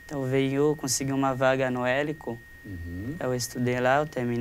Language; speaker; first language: Portuguese; non-native, fluent; Haitian Creole